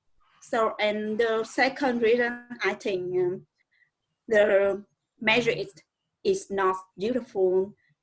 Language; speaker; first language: English; non-native, learner; Vietnamese